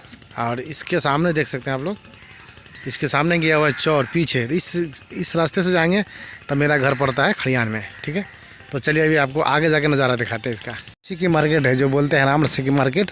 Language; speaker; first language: Hindi; native; Hindi